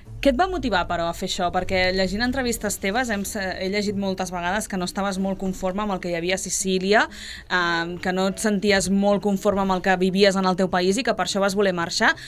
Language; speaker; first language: Catalan; native; Catalan